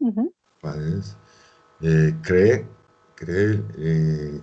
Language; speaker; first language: French; non-native, learner; Spanish